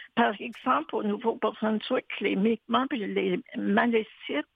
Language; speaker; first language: French; native; French